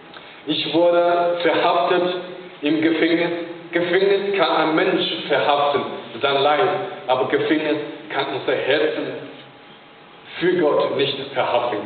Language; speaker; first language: German; non-native, fluent; Chinese